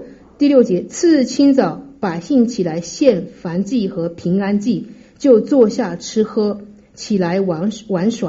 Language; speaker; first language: Chinese; native; Chinese